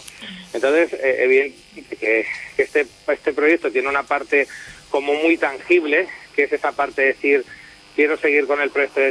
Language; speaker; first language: Spanish; native; Spanish